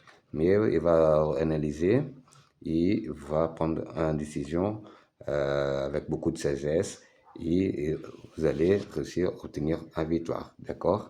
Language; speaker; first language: French; non-native, fluent; Portuguese